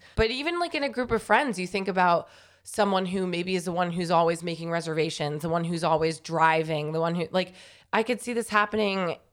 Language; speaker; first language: English; native; English